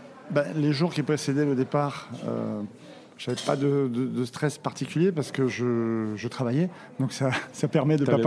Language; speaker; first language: French; native; French